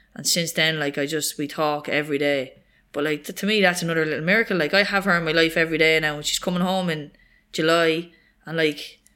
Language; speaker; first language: English; native; English